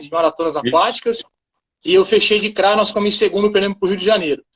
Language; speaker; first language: Portuguese; native; Portuguese